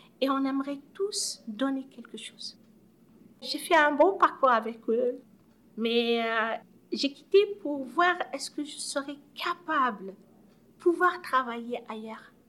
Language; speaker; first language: French; non-native, local second language; Arabic